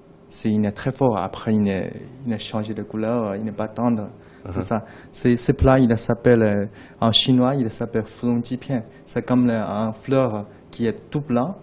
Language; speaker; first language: French; non-native, learner; Chinese